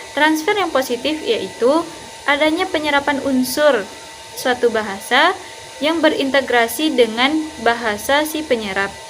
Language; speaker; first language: Indonesian; non-native, local second language; Minangkabau